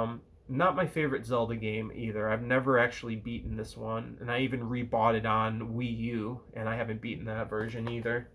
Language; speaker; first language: English; native; English